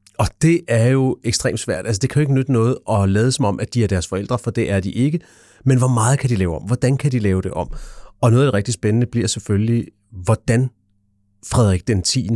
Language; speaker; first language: Danish; native; Danish